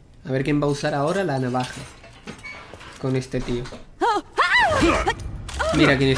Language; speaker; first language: Spanish; native; Spanish